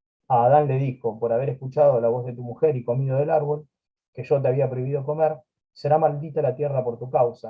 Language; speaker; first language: Spanish; native; Spanish